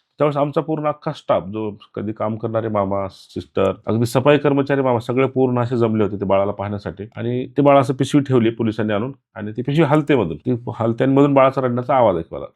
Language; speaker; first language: Marathi; native; Marathi